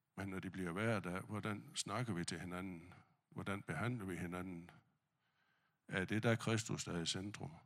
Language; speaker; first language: Danish; non-native, fluent; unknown